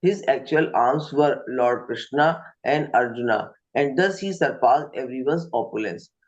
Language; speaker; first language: English; non-native, local second language; Hindi